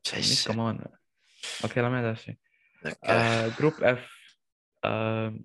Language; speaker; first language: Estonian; non-native, fluent; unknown